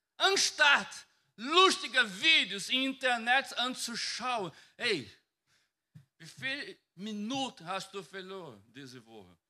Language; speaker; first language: German; non-native, fluent; Portuguese